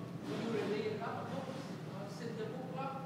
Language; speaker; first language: English; non-native, learner; Vietnamese